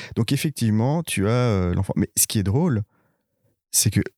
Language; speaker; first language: French; native; French